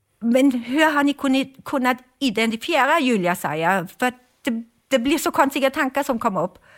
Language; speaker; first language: Swedish; non-native, fluent; German